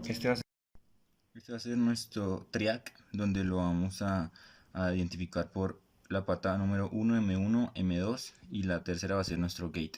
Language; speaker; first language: Spanish; native; Spanish